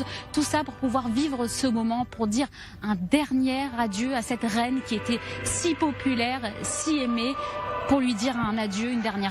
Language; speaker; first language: French; native; French